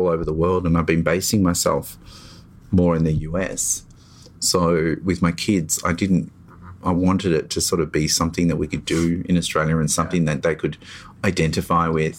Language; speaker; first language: English; native; English